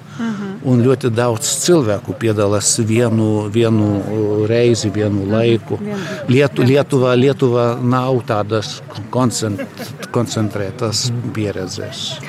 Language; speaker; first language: Latvian; non-native, learner; Lithuanian